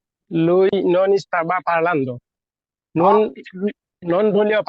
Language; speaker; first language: Italian; non-native, learner; Bangla